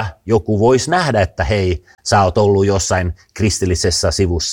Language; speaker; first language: Finnish; non-native, fluent; Swedish